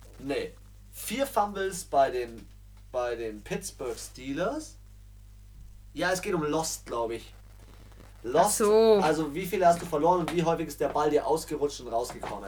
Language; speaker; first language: German; native; German